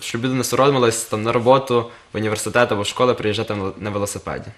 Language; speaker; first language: Ukrainian; native; Ukrainian